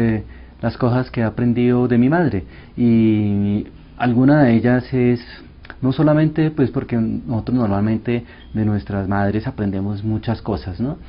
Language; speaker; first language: Spanish; early bilingual, other home language; Korean